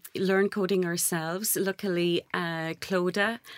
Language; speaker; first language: English; native; English